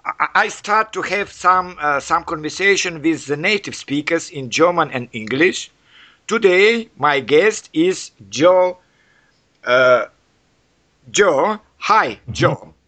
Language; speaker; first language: English; non-native, learner; Russian